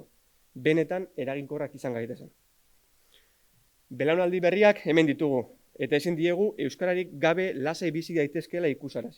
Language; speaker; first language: Basque; native; Basque